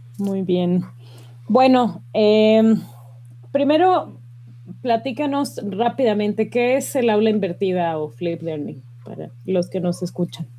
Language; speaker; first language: Spanish; native; Spanish